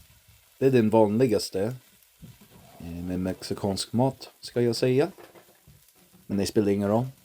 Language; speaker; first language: Swedish; non-native, learner; English